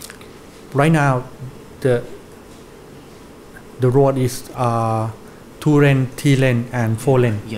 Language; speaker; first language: English; non-native, learner; Thai